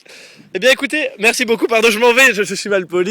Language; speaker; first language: French; native; French